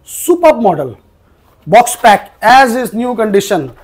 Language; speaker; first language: Hindi; non-native, local second language; Bangla